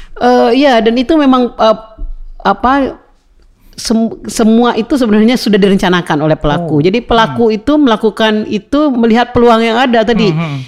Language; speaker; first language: Indonesian; native; Indonesian